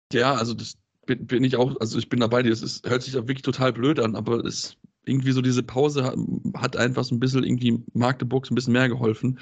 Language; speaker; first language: German; native; German